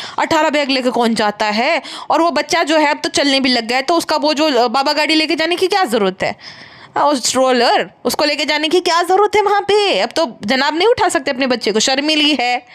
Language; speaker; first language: Hindi; native; Hindi